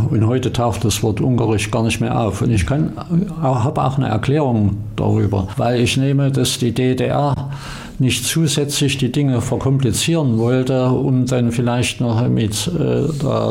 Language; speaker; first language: German; native; German